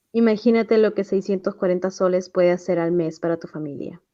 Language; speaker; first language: Spanish; native; Spanish